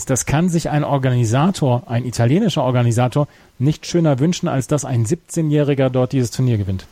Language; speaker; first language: German; native; German